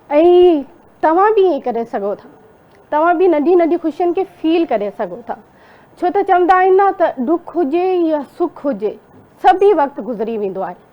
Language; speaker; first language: Sindhi; non-native, local second language; Urdu